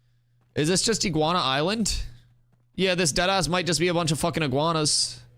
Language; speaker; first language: English; native; English